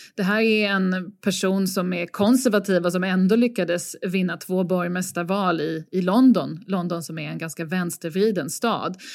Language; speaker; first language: Swedish; native; Swedish